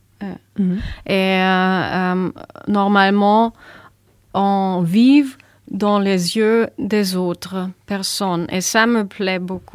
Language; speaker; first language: French; non-native, learner; German